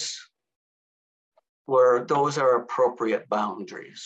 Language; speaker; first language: English; native; English